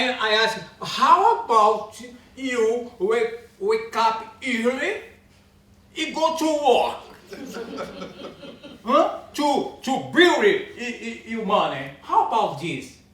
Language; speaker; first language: English; non-native, learner; Portuguese